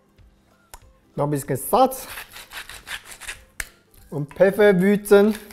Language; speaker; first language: German; non-native, learner; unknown